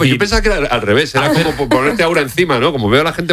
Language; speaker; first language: Spanish; native; Spanish